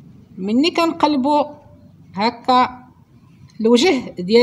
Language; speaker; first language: Arabic; native; Arabic